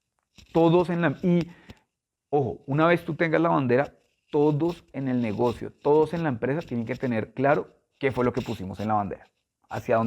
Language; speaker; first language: Spanish; native; Spanish